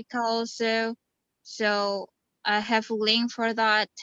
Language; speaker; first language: English; non-native, fluent; Indonesian